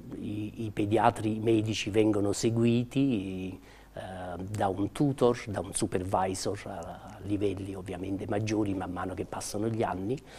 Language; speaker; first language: Italian; native; Italian